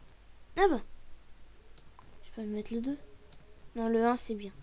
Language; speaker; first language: French; native; French